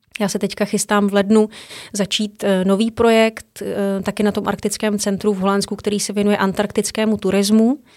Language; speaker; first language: Czech; native; Czech